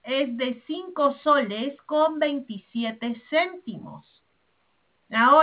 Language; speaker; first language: Spanish; native; Spanish